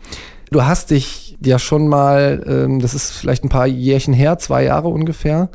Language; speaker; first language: German; native; German